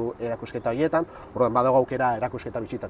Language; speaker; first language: Basque; native; Basque